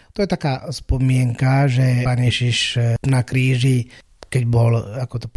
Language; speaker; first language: Slovak; non-native, fluent; Malayalam